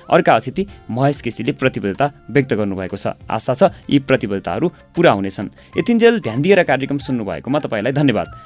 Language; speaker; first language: Nepali; native; Nepali